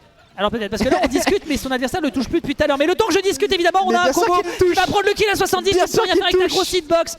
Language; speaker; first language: French; native; French